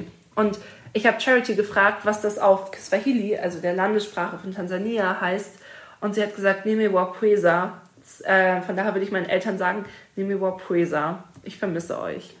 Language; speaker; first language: German; native; German